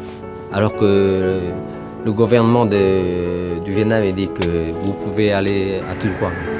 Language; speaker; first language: French; non-native, local second language; Vietnamese